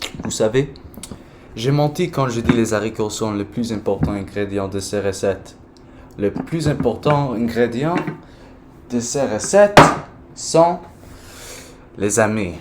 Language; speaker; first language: French; non-native, learner; English